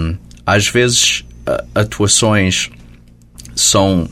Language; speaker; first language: Portuguese; early bilingual, heritage; Portuguese